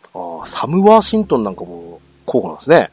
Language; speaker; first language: Japanese; native; Japanese